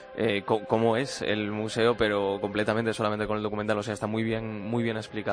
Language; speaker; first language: Spanish; native; Spanish